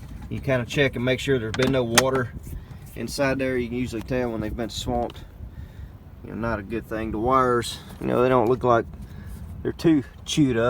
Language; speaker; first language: English; native; English